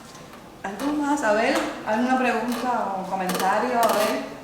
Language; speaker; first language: Spanish; native; Spanish